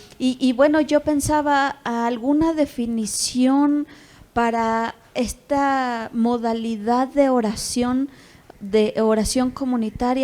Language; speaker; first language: Spanish; native; Spanish